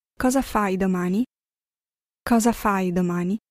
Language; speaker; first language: Italian; non-native, fluent; Arabic